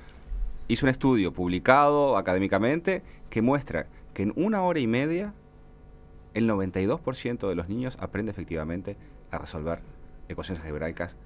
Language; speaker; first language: Spanish; native; Spanish